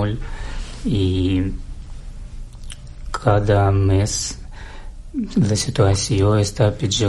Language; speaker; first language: Catalan; non-native, learner; Russian